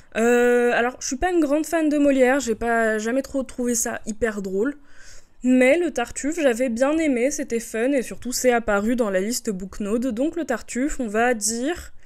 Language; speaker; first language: French; native; French